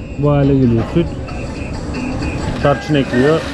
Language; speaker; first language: Turkish; native; Turkish